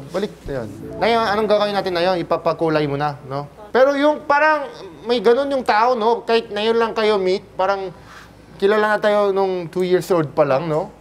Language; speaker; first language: Filipino; non-native, fluent; Korean